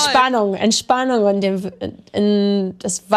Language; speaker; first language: German; non-native, learner; English